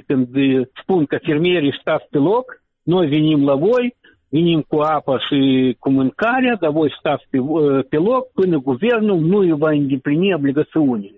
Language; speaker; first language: Romanian; non-native, local second language; Russian